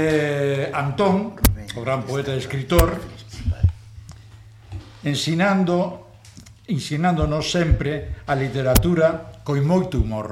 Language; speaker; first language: Galician; non-native, local second language; Spanish